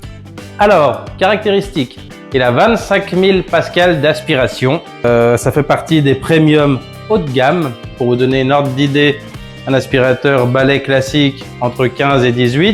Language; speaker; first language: French; native; French